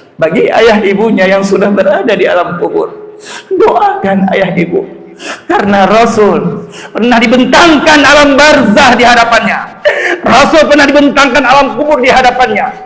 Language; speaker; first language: Indonesian; non-native, local second language; Achinese